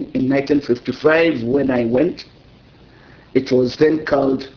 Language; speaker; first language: English; non-native, local second language; Yoruba